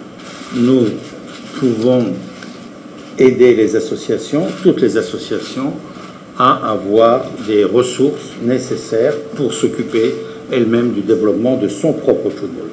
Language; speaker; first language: French; native; French